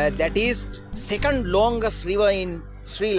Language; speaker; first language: English; non-native, local second language; Sinhala